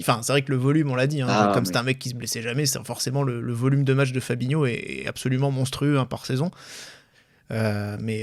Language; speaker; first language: French; native; French